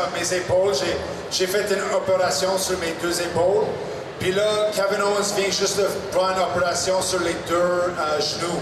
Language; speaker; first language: French; non-native, local second language; English